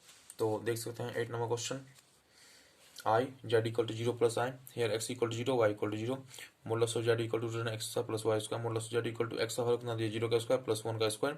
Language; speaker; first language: Hindi; native; Hindi